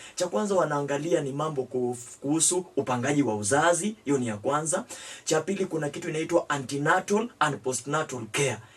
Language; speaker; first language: Swahili; non-native, local second language; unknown